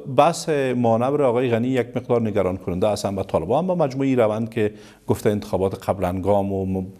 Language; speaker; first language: Persian; native; Persian